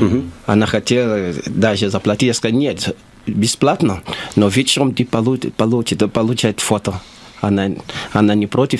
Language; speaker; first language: Russian; non-native, learner; Lingala